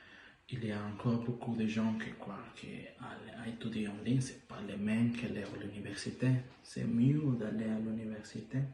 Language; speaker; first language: French; non-native, learner; Spanish